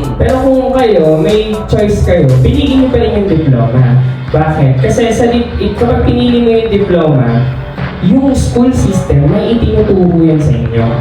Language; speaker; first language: Filipino; non-native, local second language; Bikol